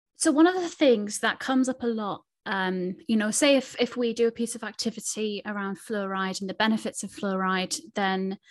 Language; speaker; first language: English; native; English